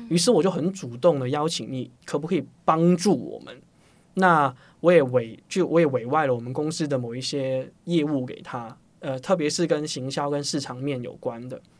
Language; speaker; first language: Chinese; non-native, local second language; Cantonese